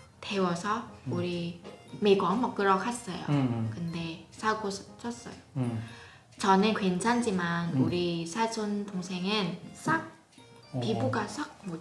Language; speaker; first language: Korean; non-native, learner; Vietnamese